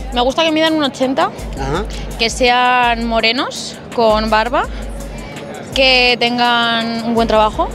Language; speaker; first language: Spanish; native; Spanish